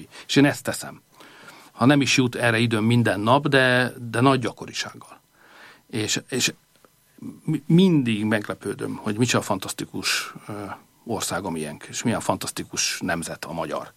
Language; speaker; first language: Hungarian; native; Hungarian